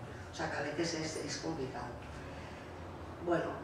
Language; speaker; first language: Spanish; native; Spanish